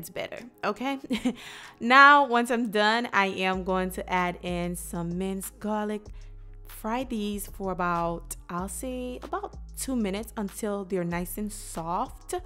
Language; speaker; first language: English; native; English